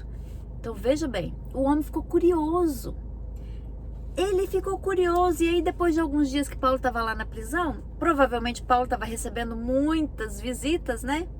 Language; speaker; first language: Portuguese; native; Portuguese